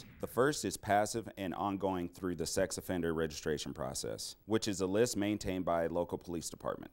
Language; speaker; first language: English; native; English